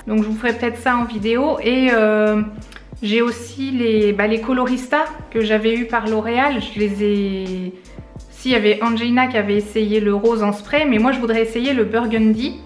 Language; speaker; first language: French; native; French